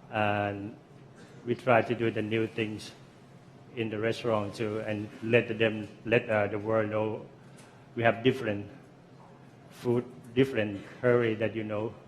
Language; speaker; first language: English; non-native, fluent; Thai